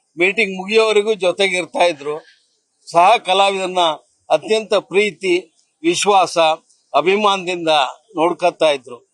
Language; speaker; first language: Kannada; native; Kannada